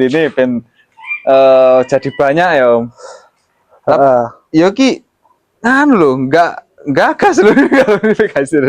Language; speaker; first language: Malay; non-native, local second language; Javanese